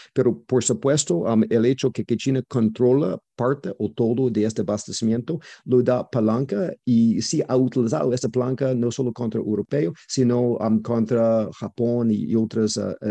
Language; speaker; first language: Spanish; non-native, fluent; English